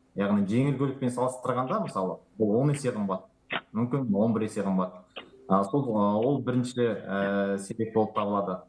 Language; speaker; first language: Kazakh; native; Kazakh